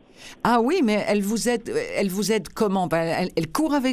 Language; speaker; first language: French; native; French